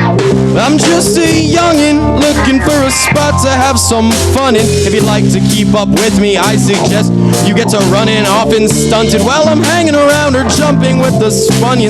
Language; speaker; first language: English; native; English